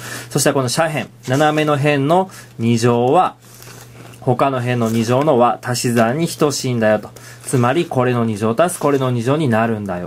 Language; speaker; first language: Japanese; native; Japanese